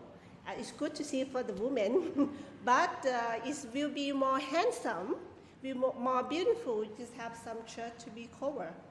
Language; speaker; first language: English; non-native, learner; Thai